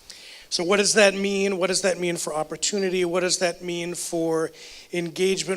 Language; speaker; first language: English; native; English